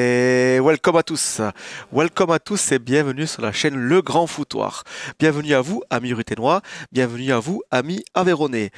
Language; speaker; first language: French; native; French